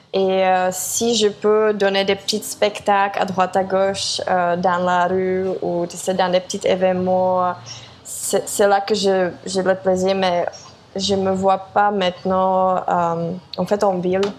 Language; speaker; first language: French; non-native, fluent; Czech